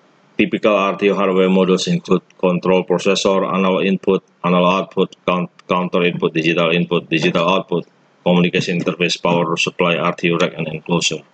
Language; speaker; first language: English; non-native, fluent; Indonesian